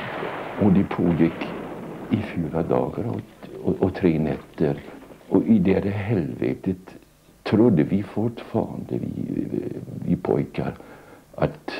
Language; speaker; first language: Swedish; non-native, fluent; German